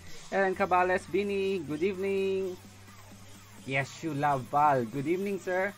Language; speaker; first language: English; non-native, local second language; Filipino